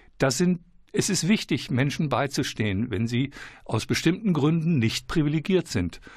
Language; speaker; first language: German; native; German